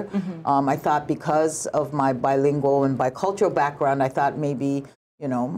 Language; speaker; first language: English; early bilingual, other home language; Japanese